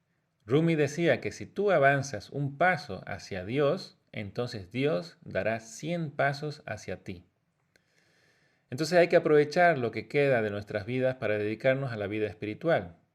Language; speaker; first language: Spanish; native; Spanish